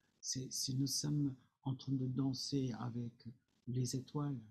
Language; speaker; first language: French; non-native, fluent; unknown